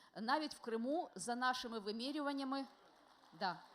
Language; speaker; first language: Ukrainian; non-native, local second language; Russian